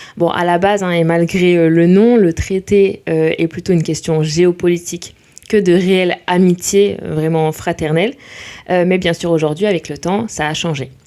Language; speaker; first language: French; native; French